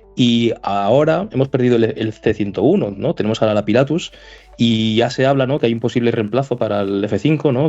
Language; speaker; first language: Spanish; native; Spanish